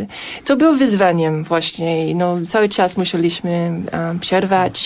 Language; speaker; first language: Polish; non-native, fluent; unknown